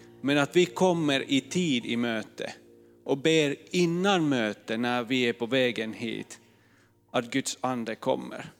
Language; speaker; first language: Swedish; non-native, fluent; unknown